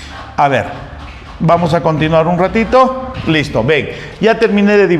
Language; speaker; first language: Spanish; native; Spanish